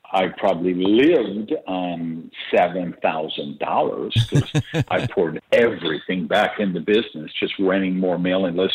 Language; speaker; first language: English; native; English